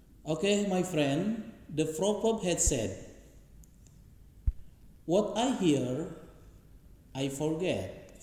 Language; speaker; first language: English; non-native, learner; Indonesian